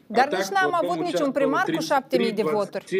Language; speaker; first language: Romanian; native; Romanian